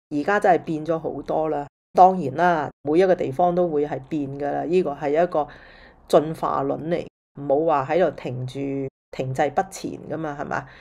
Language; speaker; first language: Cantonese; early bilingual, heritage; Cantonese